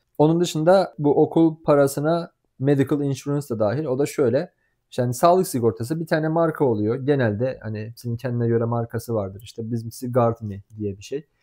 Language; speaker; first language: Turkish; native; Turkish